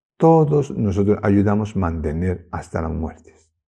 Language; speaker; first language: Spanish; non-native, learner; Tibetan